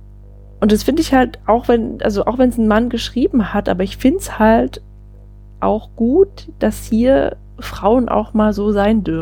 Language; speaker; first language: German; native; German